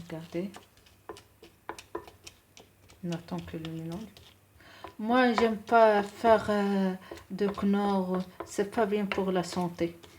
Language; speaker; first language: French; non-native, local second language; Arabic